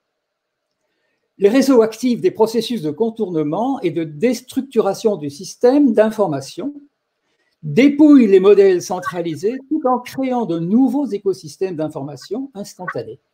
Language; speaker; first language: French; native; French